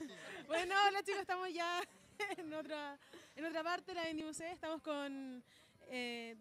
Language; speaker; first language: Spanish; native; Spanish